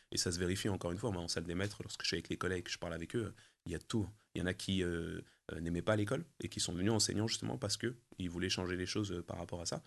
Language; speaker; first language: French; early bilingual, other home language; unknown